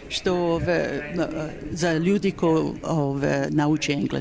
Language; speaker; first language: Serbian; early bilingual, heritage; Serbian